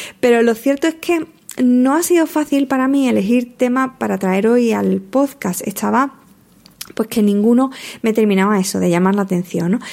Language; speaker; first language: Spanish; native; Spanish